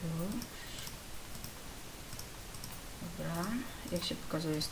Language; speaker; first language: Polish; native; Polish